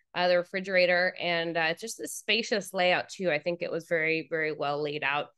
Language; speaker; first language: English; native; English